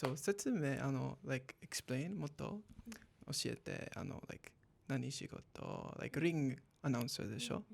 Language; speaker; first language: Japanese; non-native, learner; English